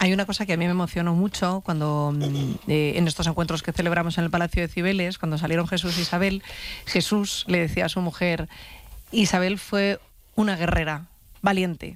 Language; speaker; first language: Spanish; native; Spanish